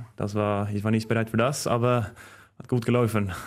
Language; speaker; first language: German; non-native, fluent; Norwegian